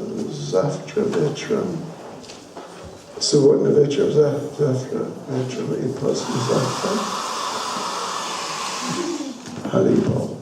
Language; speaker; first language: Russian; non-native, learner; English